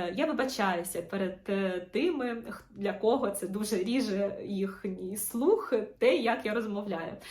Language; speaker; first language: Ukrainian; non-native, local second language; Russian